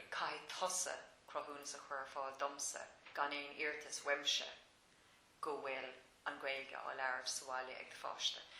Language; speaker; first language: Irish; non-native, local second language; English